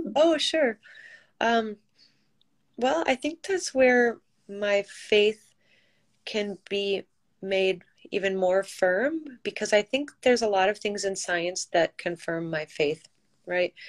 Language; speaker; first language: English; native; English